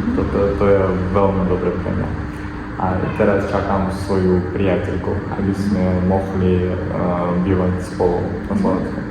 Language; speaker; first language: Slovak; non-native, learner; Kazakh